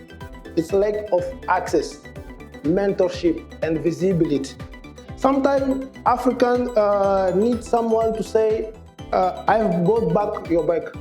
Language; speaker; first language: English; non-native, learner; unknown